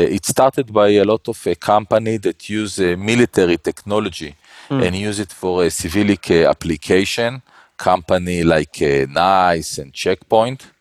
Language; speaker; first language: English; non-native, learner; Hebrew